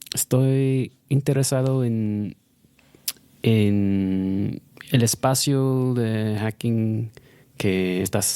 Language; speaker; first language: Spanish; non-native, fluent; English